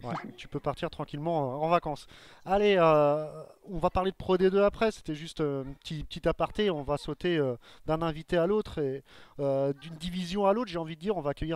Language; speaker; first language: French; native; French